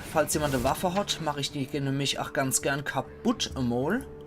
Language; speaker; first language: German; native; German